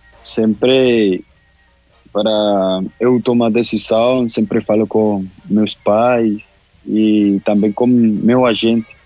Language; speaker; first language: Portuguese; non-native, local second language; Spanish